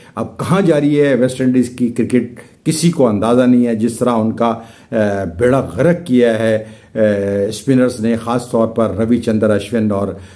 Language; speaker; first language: Urdu; native; Urdu